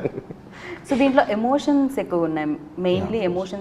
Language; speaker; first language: Telugu; native; Telugu